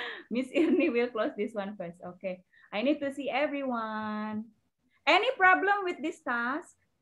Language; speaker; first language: English; non-native, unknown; Indonesian